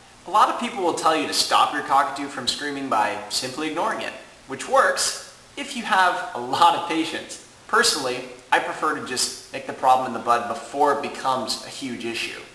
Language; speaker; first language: English; native; English